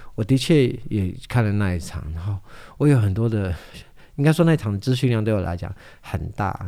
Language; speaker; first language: Chinese; non-native, local second language; Amis